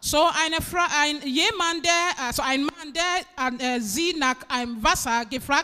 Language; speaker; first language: German; non-native, fluent; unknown